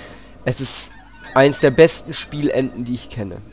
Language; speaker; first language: German; native; German